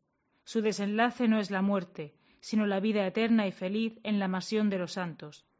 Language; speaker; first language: Spanish; native; Spanish